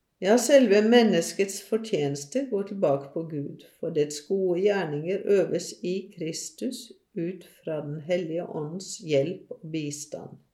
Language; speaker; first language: Norwegian; native; Norwegian